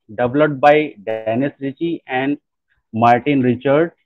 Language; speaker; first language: English; non-native, local second language; Hindi